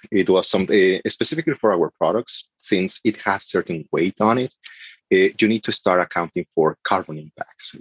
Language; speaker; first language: English; non-native, fluent; Spanish